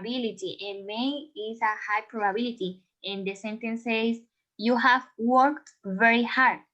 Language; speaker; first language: English; non-native, learner; Spanish